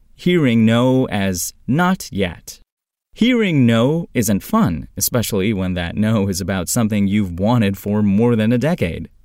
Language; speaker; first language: English; non-native, fluent; Turkish